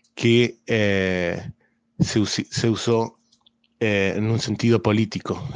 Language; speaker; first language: Portuguese; non-native, learner; Spanish